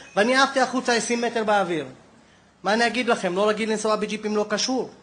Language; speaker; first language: Hebrew; non-native, local second language; Arabic